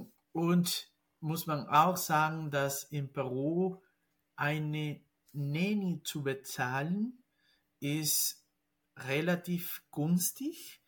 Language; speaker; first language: German; non-native, fluent; Spanish